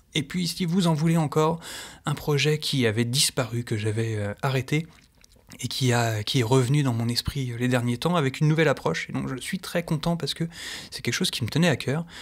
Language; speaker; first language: French; native; French